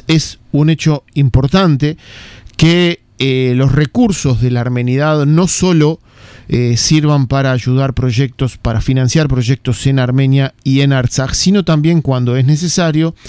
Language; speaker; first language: Spanish; native; Spanish